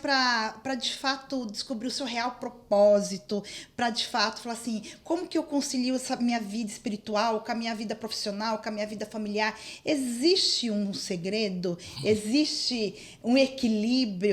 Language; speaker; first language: Portuguese; native; Portuguese